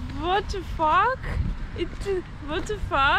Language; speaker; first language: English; non-native, local second language; Hindi